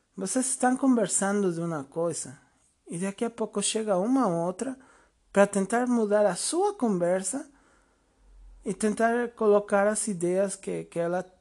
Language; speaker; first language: Portuguese; non-native, fluent; Spanish